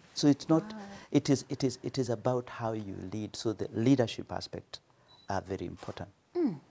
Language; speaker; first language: English; non-native, local second language; Kikuyu